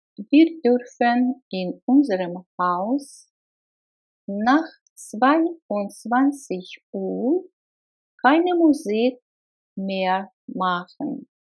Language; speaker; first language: German; non-native, fluent; Russian